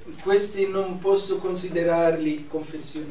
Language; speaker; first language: Italian; non-native, fluent; Arabic